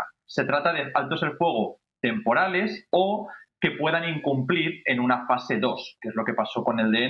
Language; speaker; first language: Spanish; native; Spanish